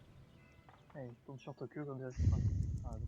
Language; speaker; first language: French; native; French